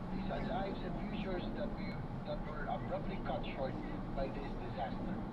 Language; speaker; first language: English; non-native, local second language; Filipino